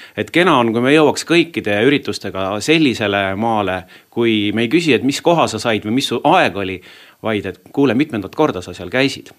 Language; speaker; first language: Estonian; native; Estonian